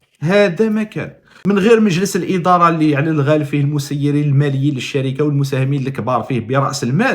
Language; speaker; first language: Arabic; native; Arabic